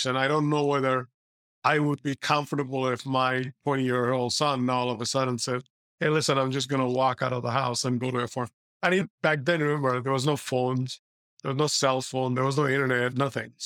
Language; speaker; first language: English; non-native, local second language; Bangla